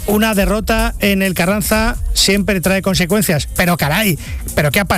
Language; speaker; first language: Spanish; native; Spanish